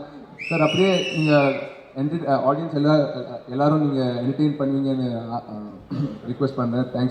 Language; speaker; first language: Tamil; non-native, local second language; Telugu